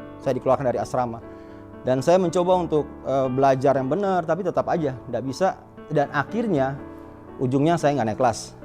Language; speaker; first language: Indonesian; native; Indonesian